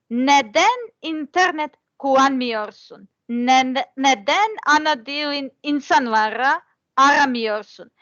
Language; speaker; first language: Turkish; non-native, learner; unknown